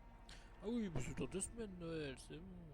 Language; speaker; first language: French; native; French